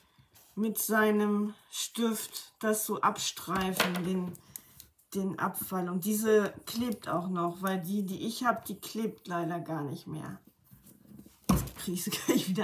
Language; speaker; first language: German; native; German